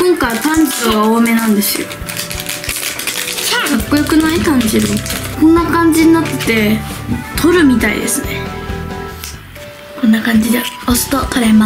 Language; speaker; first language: Japanese; native; Japanese